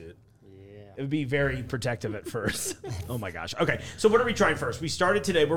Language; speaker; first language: English; native; English